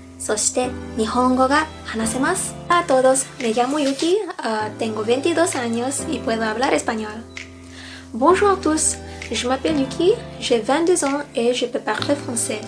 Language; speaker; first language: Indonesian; early bilingual, other home language; English